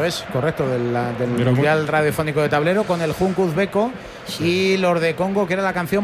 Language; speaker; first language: Spanish; native; Spanish